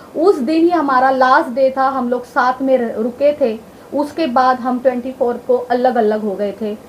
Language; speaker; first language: Hindi; non-native, local second language; Marathi